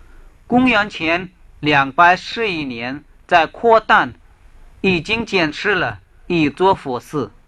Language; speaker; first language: Chinese; non-native, fluent; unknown